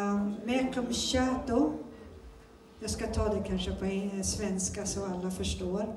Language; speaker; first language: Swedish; early bilingual, other home language; Turoyo